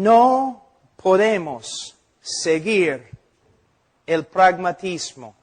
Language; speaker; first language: Spanish; non-native, fluent; English